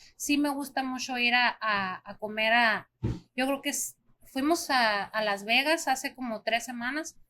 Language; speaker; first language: Spanish; native; Spanish